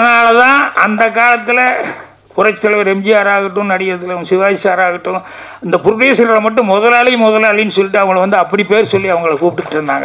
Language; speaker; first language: Tamil; native; Tamil